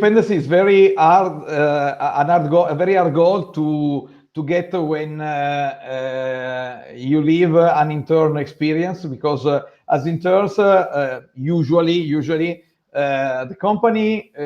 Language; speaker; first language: English; non-native, fluent; Italian